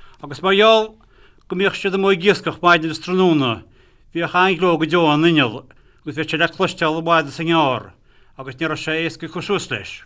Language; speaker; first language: Irish; native; Irish